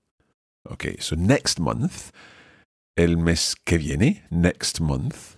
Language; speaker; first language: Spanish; non-native, fluent; English